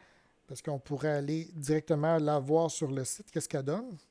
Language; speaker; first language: French; native; French